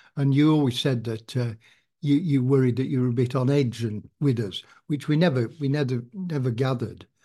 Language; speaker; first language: English; native; English